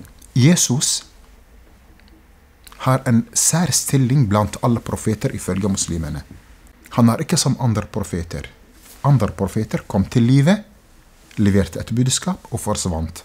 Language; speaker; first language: Norwegian; non-native, fluent; Arabic